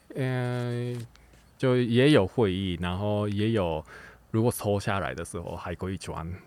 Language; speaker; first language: Chinese; non-native, fluent; Japanese